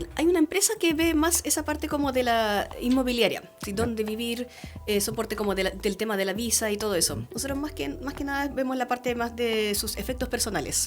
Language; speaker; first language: Spanish; early bilingual, other home language; Japanese